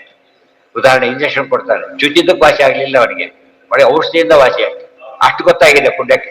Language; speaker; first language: Kannada; native; Kannada